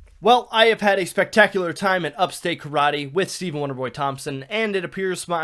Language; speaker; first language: English; native; English